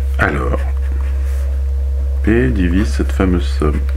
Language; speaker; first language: French; native; French